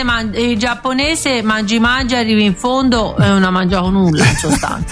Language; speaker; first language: Italian; native; Italian